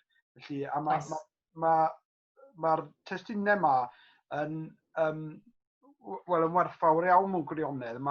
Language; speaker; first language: Welsh; native; Welsh